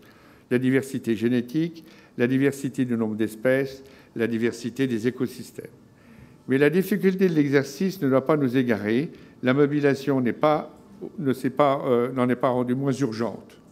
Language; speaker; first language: French; native; French